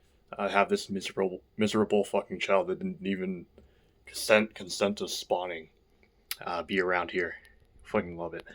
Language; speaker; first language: English; native; English